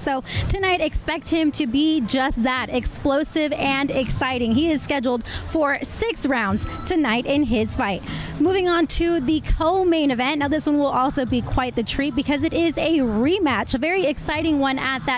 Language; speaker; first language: English; early bilingual, other home language; Spanish